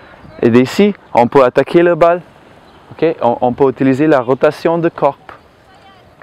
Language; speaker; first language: French; non-native, learner; Slovenian